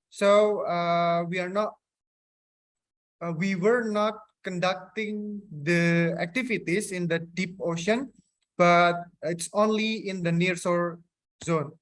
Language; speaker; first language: English; non-native, fluent; Indonesian